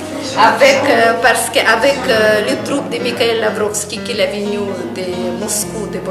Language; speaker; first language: French; non-native, fluent; Russian